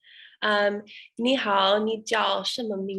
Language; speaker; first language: Chinese; non-native, learner; English